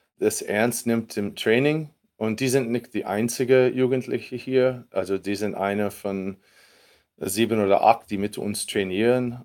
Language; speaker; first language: German; non-native, fluent; English